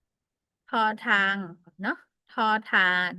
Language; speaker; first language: Thai; non-native, fluent; Burmese